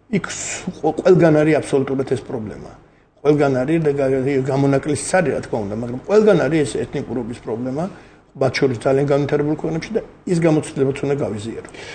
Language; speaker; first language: Georgian; native; Georgian